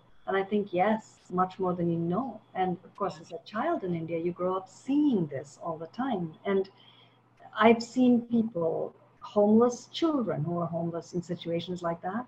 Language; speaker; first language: English; non-native, local second language; Tamil